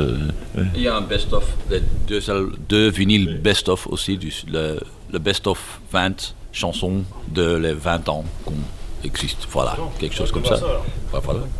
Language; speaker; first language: French; non-native, learner; Dutch